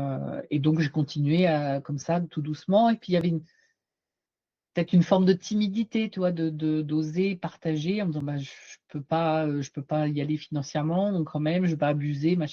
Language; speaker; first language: French; native; French